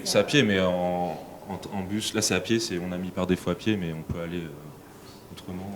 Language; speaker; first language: French; native; French